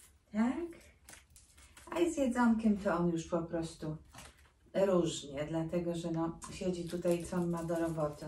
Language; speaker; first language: Polish; native; Polish